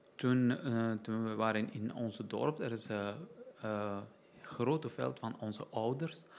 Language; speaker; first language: Dutch; non-native, learner; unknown